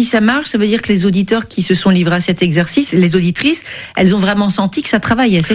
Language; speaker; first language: French; native; French